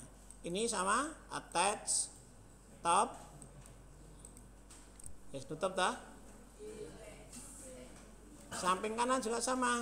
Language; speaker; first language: Indonesian; native; Indonesian